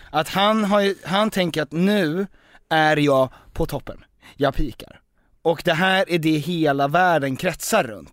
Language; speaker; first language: Swedish; native; Swedish